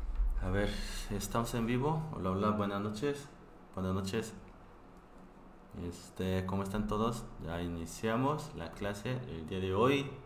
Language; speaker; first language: Spanish; non-native, fluent; Korean